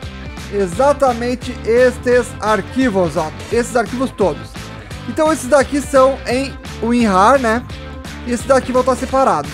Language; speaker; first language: Portuguese; native; Portuguese